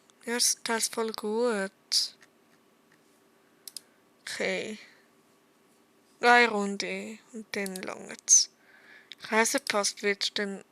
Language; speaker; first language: German; native; German